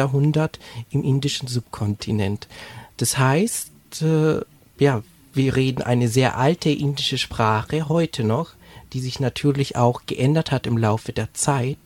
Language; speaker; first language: German; native; German